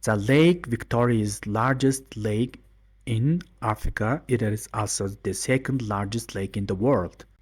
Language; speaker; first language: English; non-native, learner; Mongolian